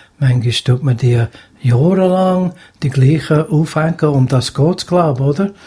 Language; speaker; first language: German; native; German